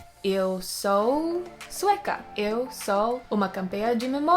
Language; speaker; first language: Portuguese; non-native, learner; Swedish